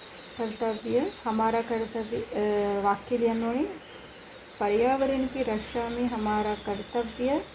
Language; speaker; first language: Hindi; non-native, fluent; Sinhala